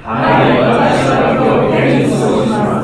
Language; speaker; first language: Japanese; non-native, learner; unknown